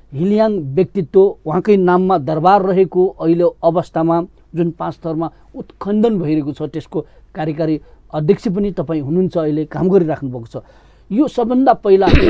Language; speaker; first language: Nepali; non-native, local second language; Newari